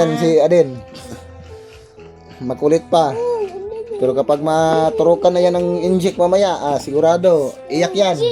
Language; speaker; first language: Filipino; non-native, local second language; Cebuano